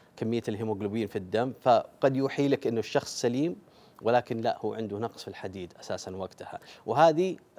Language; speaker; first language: Arabic; native; Arabic